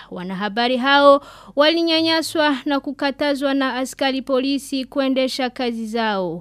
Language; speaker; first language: Swahili; non-native, local second language; Rundi